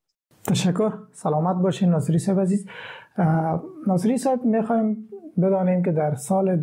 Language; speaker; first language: Persian; native; Persian